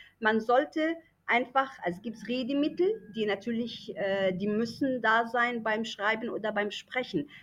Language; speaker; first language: German; non-native, fluent; Arabic